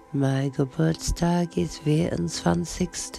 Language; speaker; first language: German; non-native, learner; English